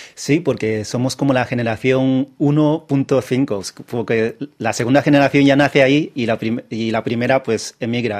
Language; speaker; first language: Spanish; early bilingual, other home language; Chinese